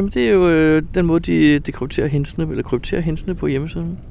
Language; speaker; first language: Danish; native; Danish